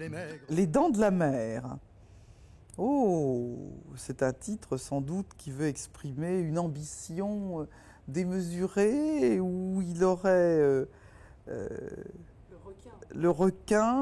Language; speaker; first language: French; native; French